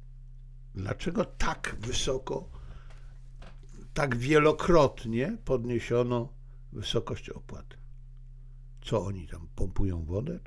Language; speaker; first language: Polish; native; Polish